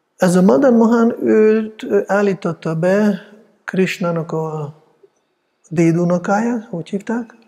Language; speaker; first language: Hungarian; non-native, fluent; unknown